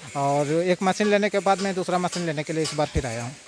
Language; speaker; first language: Hindi; native; Hindi